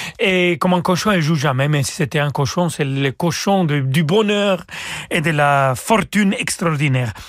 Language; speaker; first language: French; non-native, fluent; Spanish